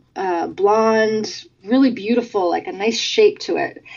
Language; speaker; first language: English; native; English